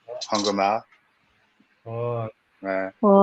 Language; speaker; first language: Korean; non-native, learner; English